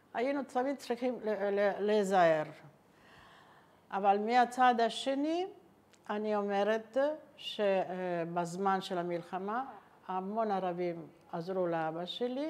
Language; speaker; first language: Hebrew; non-native, fluent; Italian